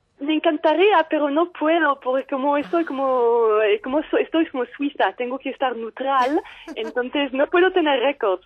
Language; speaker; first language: Spanish; non-native, fluent; French